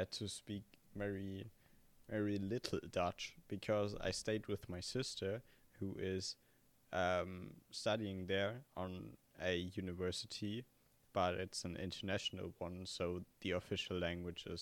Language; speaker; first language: English; non-native, fluent; German